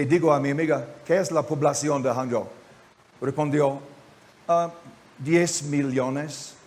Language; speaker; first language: Spanish; non-native, learner; English